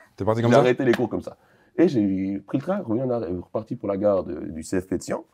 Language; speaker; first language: French; native; French